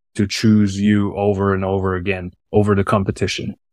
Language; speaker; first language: English; non-native, fluent; German